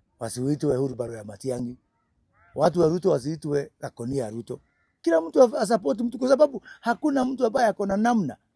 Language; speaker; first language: Swahili; native; Swahili